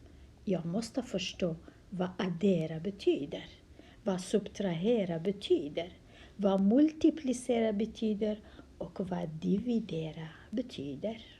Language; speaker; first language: Swedish; non-native, fluent; Central Kurdish